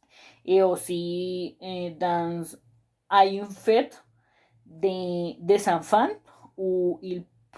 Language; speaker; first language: French; non-native, learner; Spanish